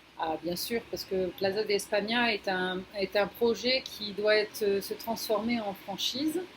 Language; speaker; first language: French; non-native, fluent; Spanish